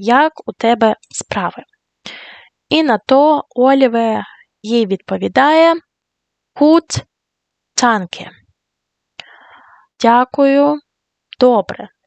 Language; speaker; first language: Ukrainian; native; Ukrainian